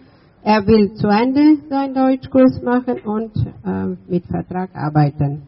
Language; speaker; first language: German; non-native, fluent; Bulgarian